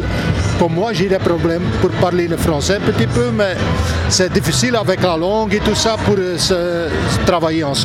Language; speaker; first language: French; non-native, local second language; Dutch